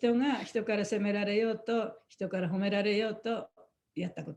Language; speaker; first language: Japanese; native; Japanese